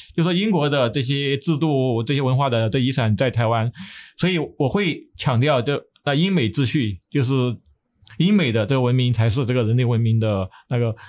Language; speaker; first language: Chinese; native; Chinese